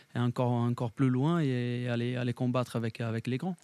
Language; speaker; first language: French; non-native, fluent; Portuguese